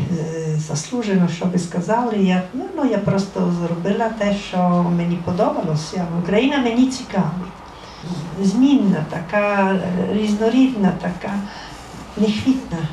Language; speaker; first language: Ukrainian; non-native, fluent; Italian